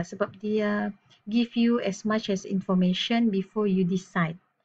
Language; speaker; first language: English; non-native, local second language; Malay